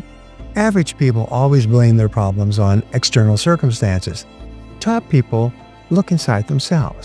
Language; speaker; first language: English; native; English